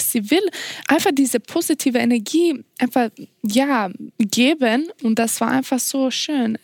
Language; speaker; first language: German; non-native, fluent; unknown